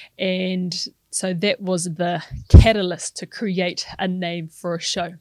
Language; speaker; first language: English; non-native, local second language; Māori